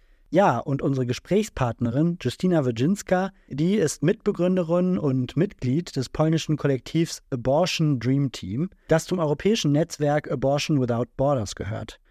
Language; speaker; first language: German; native; German